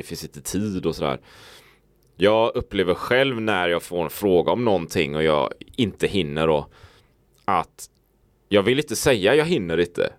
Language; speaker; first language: Swedish; native; Swedish